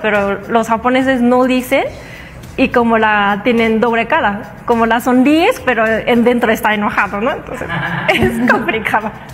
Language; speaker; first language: Spanish; non-native, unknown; Japanese